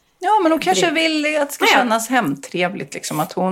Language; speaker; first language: Swedish; native; Swedish